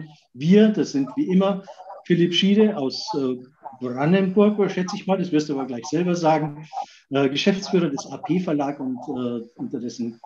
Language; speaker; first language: German; native; German